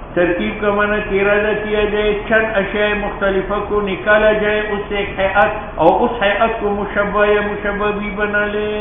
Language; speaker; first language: Urdu; non-native, local second language; Pashto